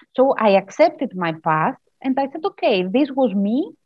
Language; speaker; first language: English; non-native, fluent; Greek